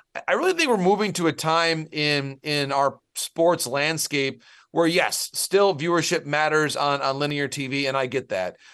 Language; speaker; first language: English; native; English